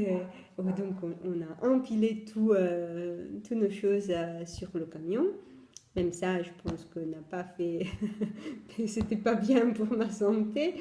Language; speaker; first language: French; non-native, fluent; Italian